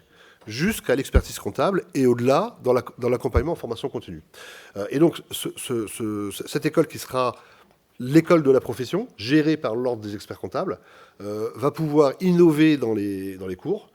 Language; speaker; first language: French; native; French